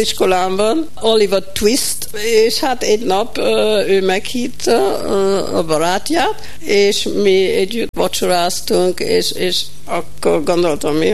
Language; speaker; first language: Hungarian; early bilingual, heritage; Hungarian